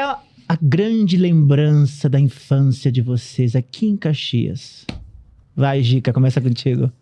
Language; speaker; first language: Portuguese; native; Portuguese